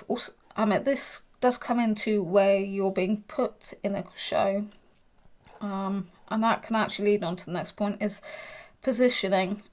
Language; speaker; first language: English; native; English